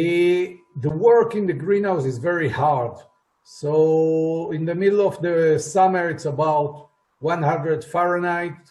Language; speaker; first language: English; non-native, fluent; Hebrew